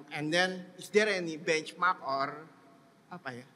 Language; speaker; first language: Indonesian; native; Indonesian